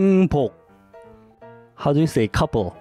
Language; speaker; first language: English; non-native, fluent; Korean